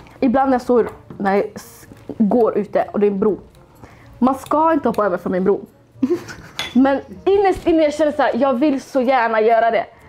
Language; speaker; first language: Swedish; early bilingual, other home language; Somali